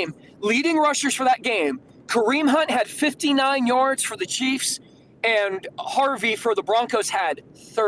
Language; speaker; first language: English; native; English